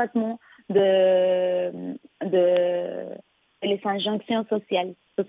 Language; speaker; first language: French; non-native, fluent; Spanish